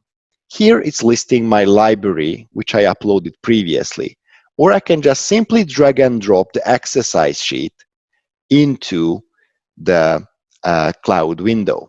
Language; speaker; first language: English; non-native, fluent; Hungarian